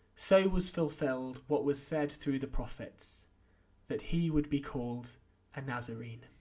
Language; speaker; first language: English; native; English